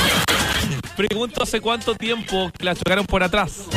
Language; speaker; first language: Spanish; native; Spanish